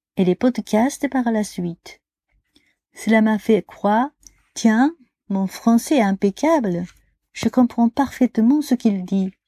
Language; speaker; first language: French; non-native, fluent; Japanese